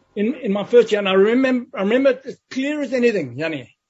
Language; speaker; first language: English; native; English